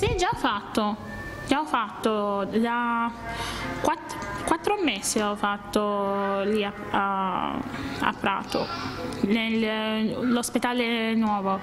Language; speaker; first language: Italian; non-native, fluent; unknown